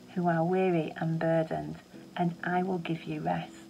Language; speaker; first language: English; native; English